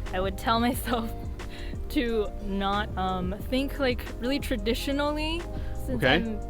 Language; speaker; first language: English; native; English